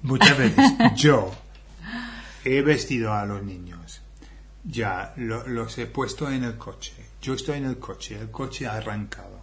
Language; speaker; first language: Spanish; non-native, fluent; English